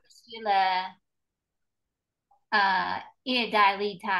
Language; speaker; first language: Chinese; non-native, learner; English